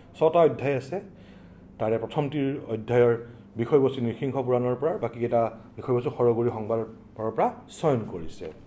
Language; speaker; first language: Assamese; native; Assamese